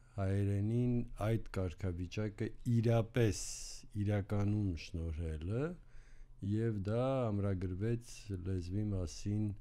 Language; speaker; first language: Armenian; native; Armenian